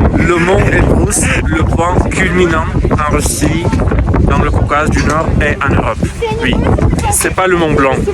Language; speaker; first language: French; non-native, fluent; Russian